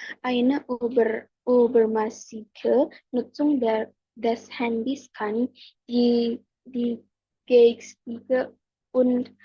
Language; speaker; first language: German; non-native, learner; Indonesian